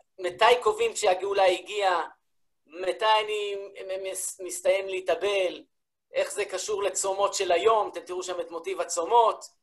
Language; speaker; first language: Hebrew; early bilingual, other home language; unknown